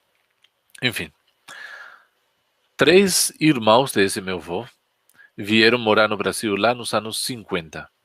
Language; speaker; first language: Portuguese; non-native, fluent; Spanish